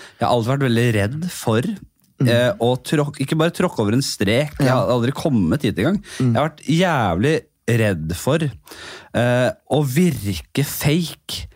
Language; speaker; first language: Norwegian; native; Norwegian